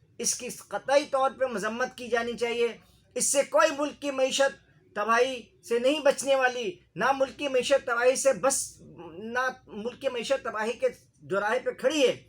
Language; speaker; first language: Urdu; native; Urdu